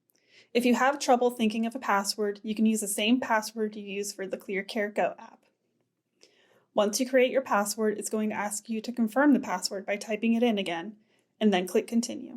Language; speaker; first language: English; native; English